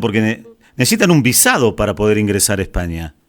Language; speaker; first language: Spanish; native; Spanish